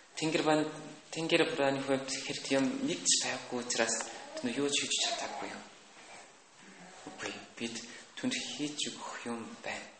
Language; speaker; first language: Mongolian; non-native, learner; Korean